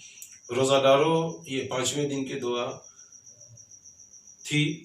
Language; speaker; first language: Urdu; native; Urdu